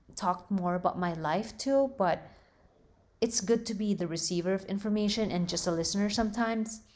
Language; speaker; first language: English; non-native, local second language; Filipino